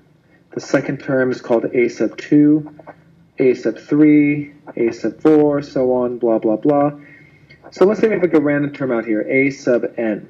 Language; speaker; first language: English; native; English